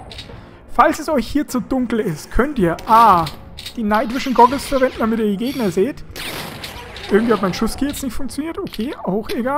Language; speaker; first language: German; native; German